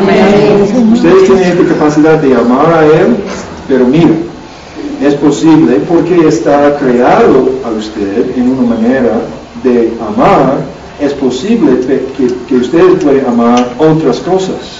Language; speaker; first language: Spanish; non-native, learner; English